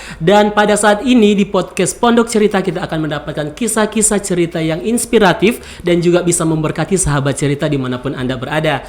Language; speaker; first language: Indonesian; native; Indonesian